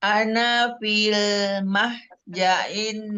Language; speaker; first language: Arabic; non-native, learner; Indonesian